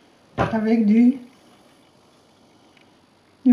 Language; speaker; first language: French; native; French